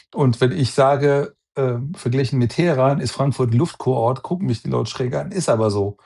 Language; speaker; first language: German; non-native, fluent; Persian